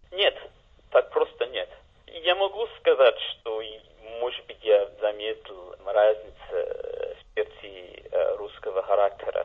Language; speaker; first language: Russian; non-native, fluent; English